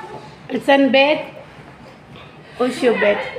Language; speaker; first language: Arabic; non-native, learner; Filipino